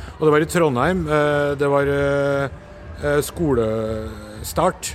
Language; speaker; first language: Norwegian; early bilingual, other home language; Urdu